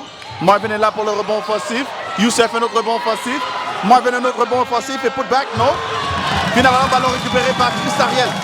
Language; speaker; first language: French; native; French